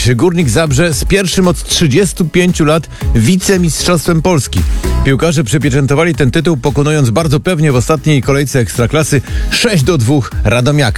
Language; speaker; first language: Polish; native; Polish